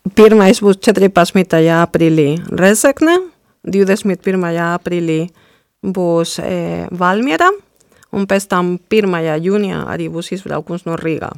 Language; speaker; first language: Latvian; non-native, fluent; Spanish